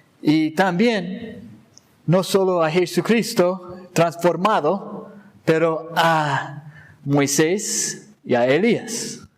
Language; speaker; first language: Spanish; non-native, fluent; English